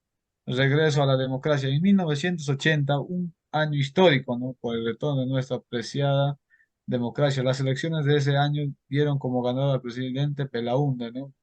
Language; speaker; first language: Spanish; native; Spanish